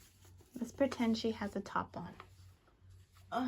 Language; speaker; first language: English; native; English